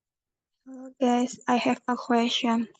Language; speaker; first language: English; non-native, learner; Indonesian